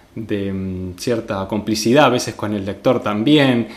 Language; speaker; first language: Spanish; native; Spanish